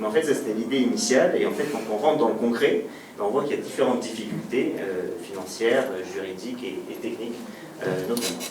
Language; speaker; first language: French; native; French